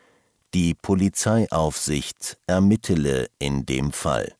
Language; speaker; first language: German; native; German